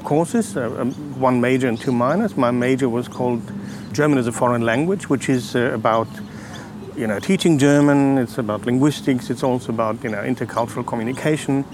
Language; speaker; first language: English; non-native, fluent; German